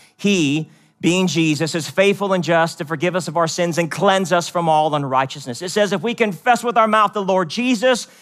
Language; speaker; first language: English; native; English